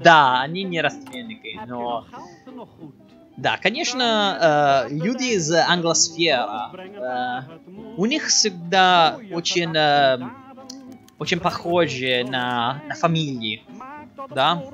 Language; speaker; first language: Russian; non-native, learner; English